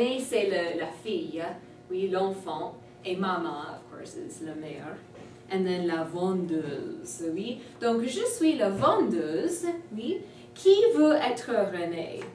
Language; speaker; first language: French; non-native, fluent; English